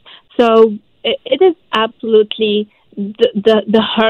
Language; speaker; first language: English; non-native, fluent; Arabic